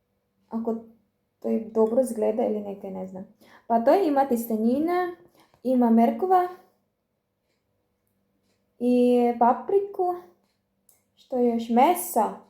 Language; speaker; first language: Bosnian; non-native, learner; Filipino